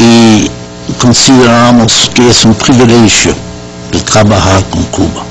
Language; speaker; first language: Spanish; non-native, fluent; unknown